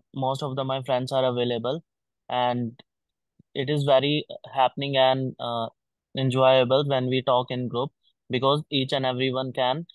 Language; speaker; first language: English; non-native, local second language; Punjabi